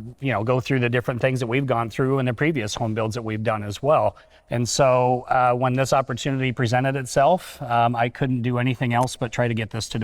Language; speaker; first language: English; native; English